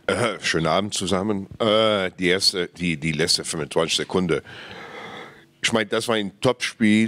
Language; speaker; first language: German; non-native, fluent; English